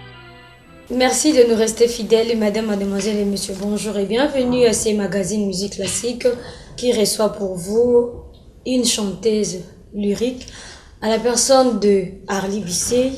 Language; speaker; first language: French; non-native, local second language; Lingala